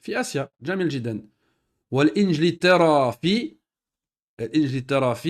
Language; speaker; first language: Arabic; non-native, fluent; French